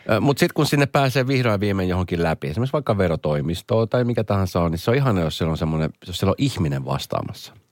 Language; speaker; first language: Finnish; native; Finnish